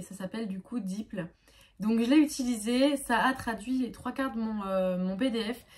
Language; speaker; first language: French; native; French